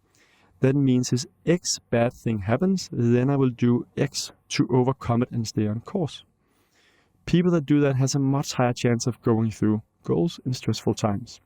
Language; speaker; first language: English; non-native, fluent; Danish